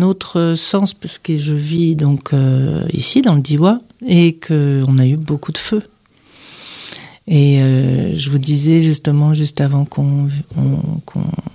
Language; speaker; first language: French; non-native, local second language; Arabic